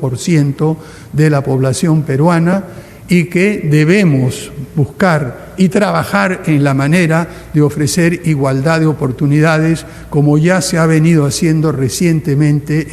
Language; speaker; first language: Spanish; native; Spanish